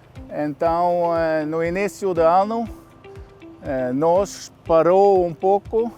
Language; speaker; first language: Portuguese; non-native, fluent; Norwegian